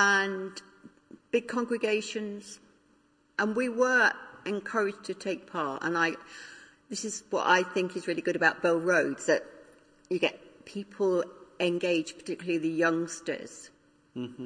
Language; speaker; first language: English; native; English